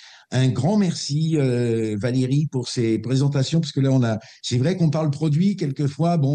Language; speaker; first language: French; native; French